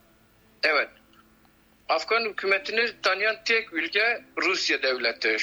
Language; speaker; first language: Turkish; non-native, fluent; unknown